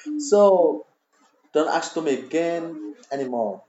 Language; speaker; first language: English; non-native, learner; Indonesian